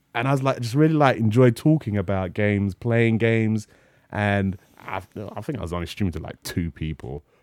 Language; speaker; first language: English; native; English